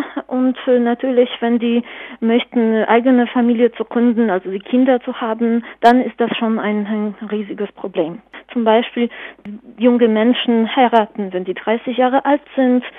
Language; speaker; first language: German; non-native, fluent; Polish